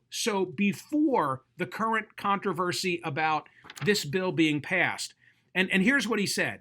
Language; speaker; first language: English; native; English